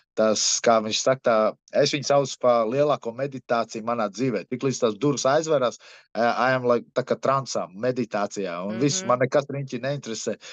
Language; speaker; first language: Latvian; early bilingual, heritage; Latvian